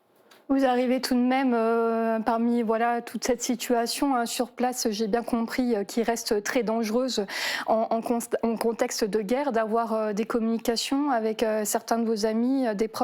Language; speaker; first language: French; native; French